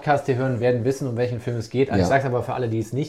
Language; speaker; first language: German; native; German